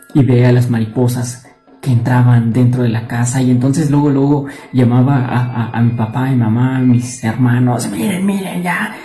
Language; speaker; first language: Spanish; native; Spanish